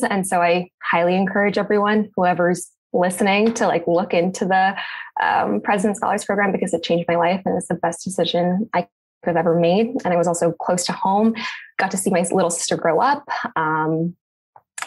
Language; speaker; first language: English; native; English